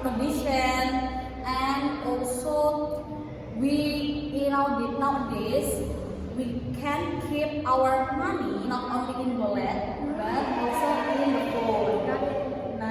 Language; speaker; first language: English; non-native, learner; Indonesian